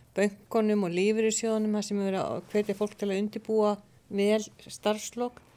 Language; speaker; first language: Icelandic; native; Icelandic